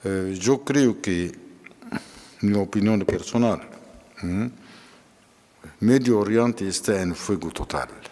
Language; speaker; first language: Spanish; non-native, fluent; Arabic